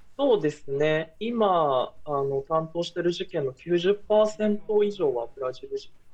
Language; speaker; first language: Japanese; early bilingual, other home language; Portuguese